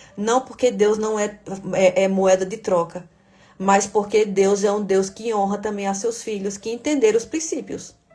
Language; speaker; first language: Portuguese; native; Portuguese